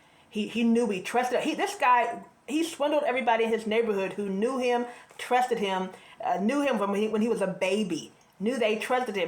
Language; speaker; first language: English; native; English